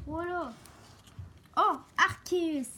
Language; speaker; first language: French; native; French